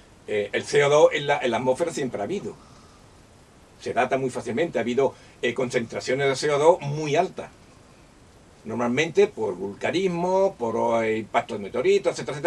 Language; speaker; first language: Spanish; native; Spanish